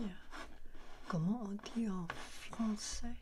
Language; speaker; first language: French; non-native, learner; Chinese